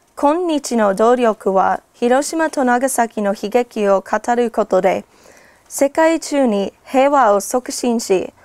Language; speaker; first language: Japanese; non-native, fluent; English